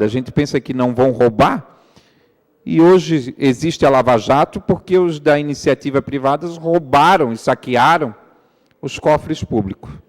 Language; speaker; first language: Portuguese; native; Portuguese